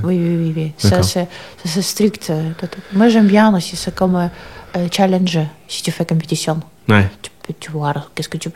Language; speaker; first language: French; non-native, learner; Russian